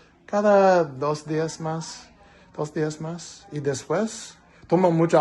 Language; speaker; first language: Spanish; non-native, learner; English